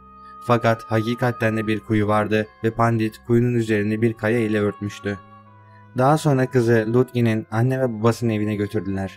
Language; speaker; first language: Turkish; native; Turkish